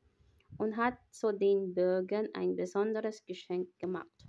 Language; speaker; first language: German; non-native, fluent; Filipino